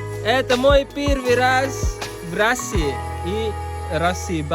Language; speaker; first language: Russian; non-native, learner; Divehi